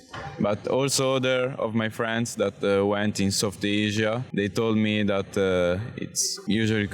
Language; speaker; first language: English; non-native, fluent; Italian